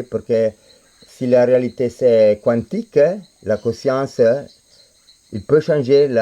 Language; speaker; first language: French; non-native, fluent; Spanish